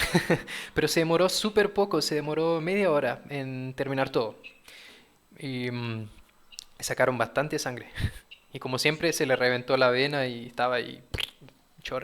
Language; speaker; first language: Spanish; early bilingual, heritage; Portuguese